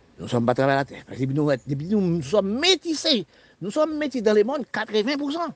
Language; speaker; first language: French; non-native, local second language; Haitian Creole